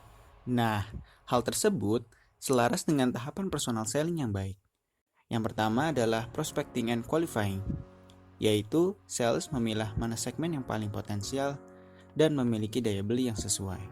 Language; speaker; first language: Indonesian; native; Indonesian